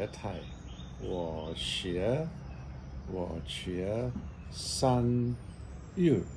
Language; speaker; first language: Chinese; non-native, learner; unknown